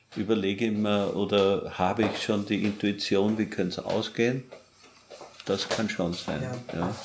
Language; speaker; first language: German; native; German